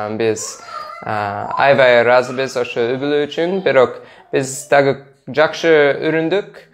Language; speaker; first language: Kyrgyz; non-native, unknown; English